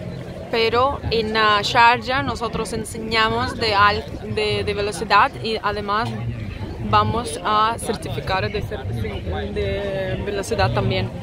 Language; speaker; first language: Spanish; non-native, learner; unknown